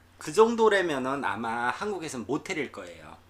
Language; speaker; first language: Korean; native; Korean